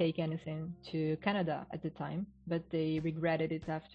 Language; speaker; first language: English; non-native, fluent; Portuguese